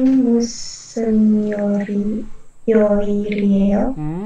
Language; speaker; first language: Korean; non-native, learner; Indonesian